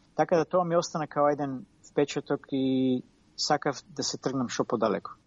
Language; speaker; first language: Macedonian; native; Macedonian